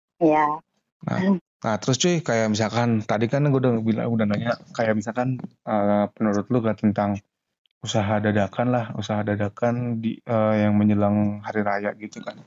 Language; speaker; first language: Indonesian; native; Indonesian